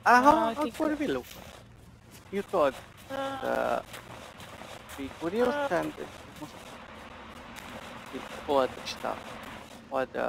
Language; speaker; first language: English; non-native, learner; Hungarian